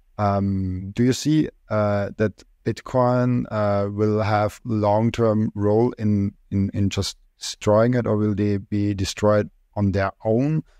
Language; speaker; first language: English; non-native, fluent; German